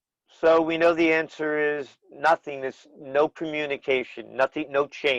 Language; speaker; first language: English; native; English